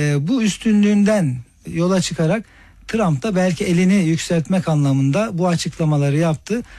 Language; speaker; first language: Turkish; native; Turkish